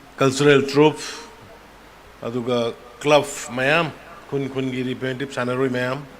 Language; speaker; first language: Manipuri; native; Manipuri